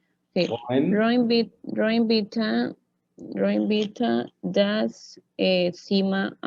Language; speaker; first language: German; non-native, learner; Spanish